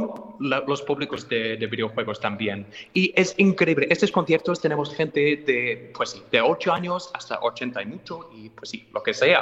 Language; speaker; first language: Spanish; non-native, fluent; English